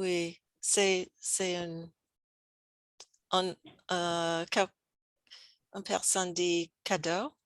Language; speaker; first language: French; non-native, learner; English